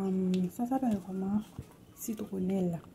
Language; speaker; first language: French; non-native, local second language; Haitian Creole